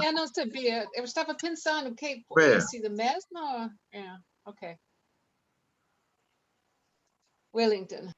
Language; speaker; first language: Portuguese; non-native, learner; English